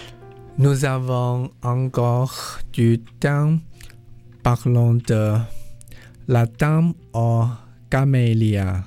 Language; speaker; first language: French; non-native, learner; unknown